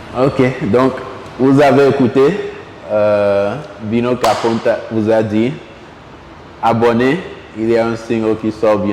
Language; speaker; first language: French; non-native, local second language; Ewe